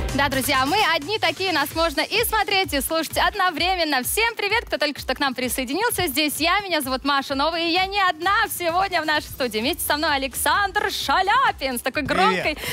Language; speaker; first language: Russian; native; Russian